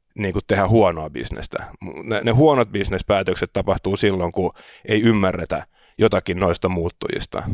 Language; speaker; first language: Finnish; native; Finnish